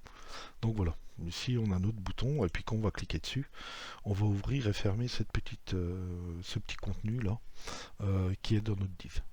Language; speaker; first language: French; native; French